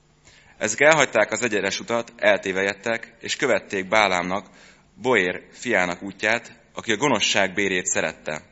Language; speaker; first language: Hungarian; native; Hungarian